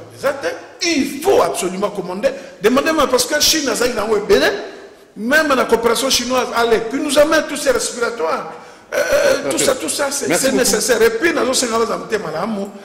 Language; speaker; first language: French; non-native, local second language; Lingala